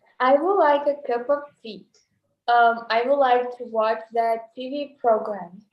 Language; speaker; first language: English; non-native, learner; Portuguese